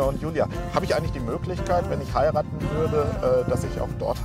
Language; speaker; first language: German; native; German